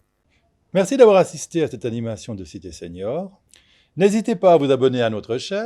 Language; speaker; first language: French; native; French